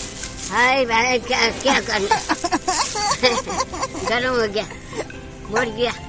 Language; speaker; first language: Hindi; non-native, local second language; Nepali